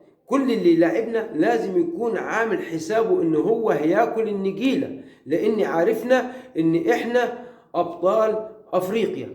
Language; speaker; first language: Arabic; native; Arabic